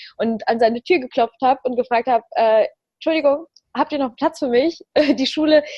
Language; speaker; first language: German; early bilingual, other home language; Ukrainian